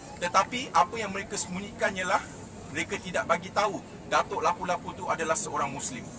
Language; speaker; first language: Malay; native; Malay